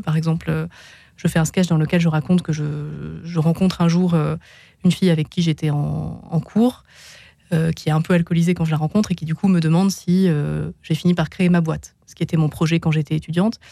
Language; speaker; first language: French; native; French